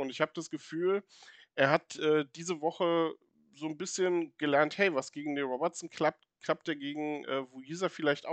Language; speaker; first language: German; native; German